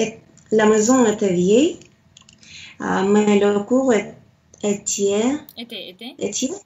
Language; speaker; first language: French; non-native, learner; Russian